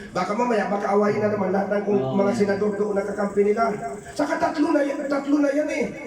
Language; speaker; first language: Filipino; non-native, local second language; Bikol